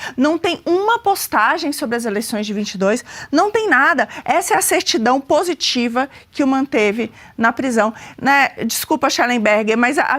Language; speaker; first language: Portuguese; native; Portuguese